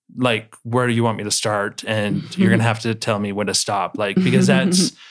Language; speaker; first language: English; native; English